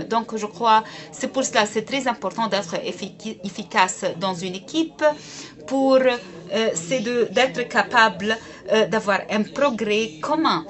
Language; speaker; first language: French; non-native, fluent; Arabic